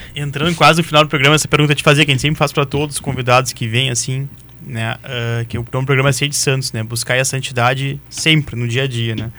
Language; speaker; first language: Portuguese; native; Portuguese